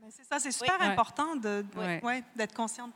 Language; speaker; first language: French; native; French